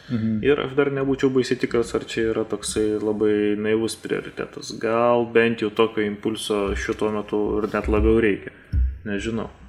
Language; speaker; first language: Lithuanian; native; Lithuanian